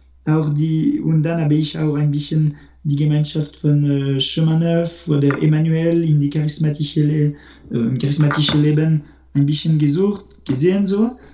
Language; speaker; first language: German; non-native, fluent; French